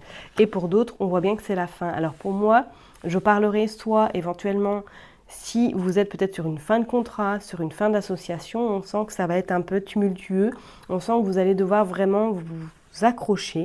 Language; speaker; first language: French; native; French